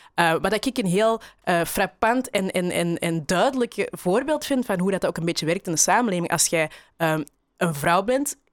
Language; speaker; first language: Dutch; native; Dutch